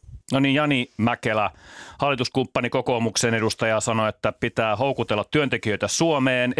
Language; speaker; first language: Finnish; native; Finnish